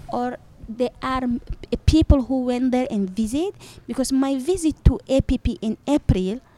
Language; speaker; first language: English; non-native, fluent; Fula